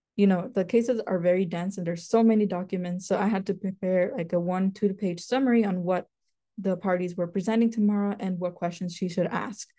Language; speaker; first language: English; native; English